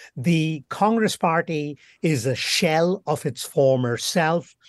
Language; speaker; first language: English; non-native, local second language; Bangla